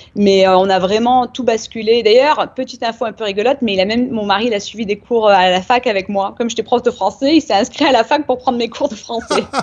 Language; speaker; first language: French; native; French